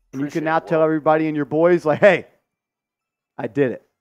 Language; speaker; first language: English; native; English